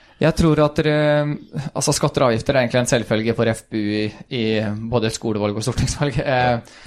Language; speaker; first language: Norwegian; early bilingual, other home language; Swedish